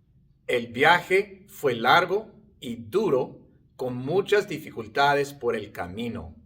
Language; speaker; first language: Spanish; non-native, fluent; English